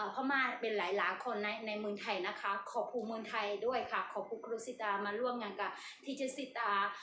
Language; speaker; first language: Thai; non-native, learner; Burmese